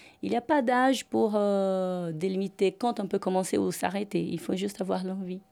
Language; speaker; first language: French; non-native, fluent; Portuguese